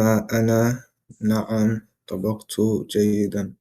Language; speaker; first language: Arabic; non-native, learner; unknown